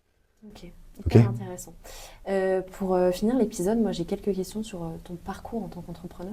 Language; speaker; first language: French; native; French